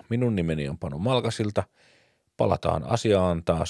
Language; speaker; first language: Finnish; native; Finnish